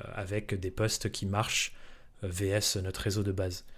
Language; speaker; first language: French; early bilingual, other home language; English